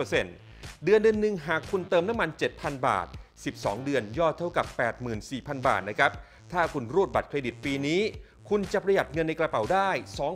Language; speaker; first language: Thai; native; Thai